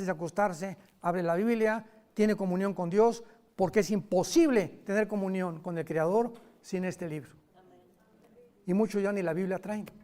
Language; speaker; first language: Spanish; native; Spanish